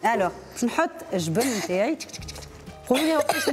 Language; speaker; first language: Arabic; native; Arabic